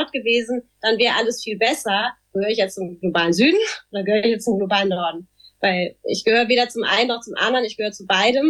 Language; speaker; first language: German; early bilingual, other home language; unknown